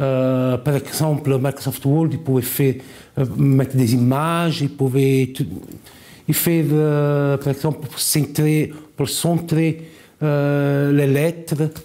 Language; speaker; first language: French; non-native, learner; Italian